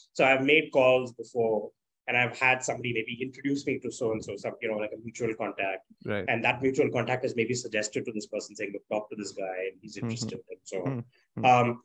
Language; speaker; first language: English; non-native, local second language; Tamil